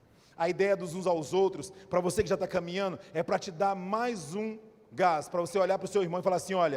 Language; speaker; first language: Portuguese; native; Portuguese